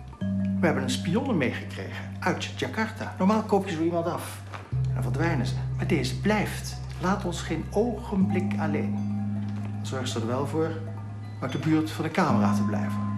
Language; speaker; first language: Dutch; native; Dutch